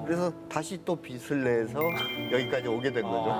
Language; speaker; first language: Korean; native; Korean